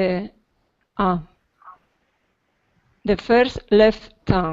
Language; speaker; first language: English; non-native, learner; Spanish